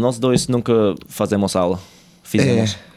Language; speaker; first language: Portuguese; non-native, fluent; English